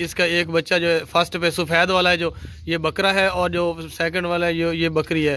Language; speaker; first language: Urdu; non-native, local second language; Punjabi